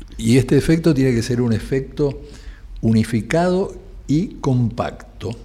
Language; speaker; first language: Spanish; native; Spanish